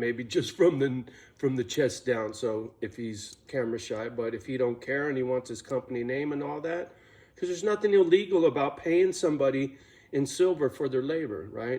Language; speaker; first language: English; native; English